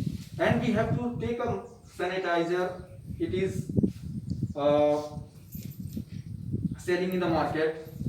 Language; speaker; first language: English; non-native, local second language; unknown